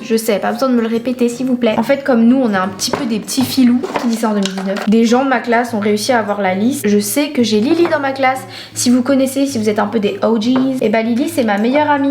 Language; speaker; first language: French; native; French